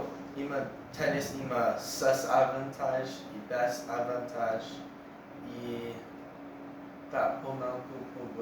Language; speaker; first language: Bulgarian; non-native, learner; English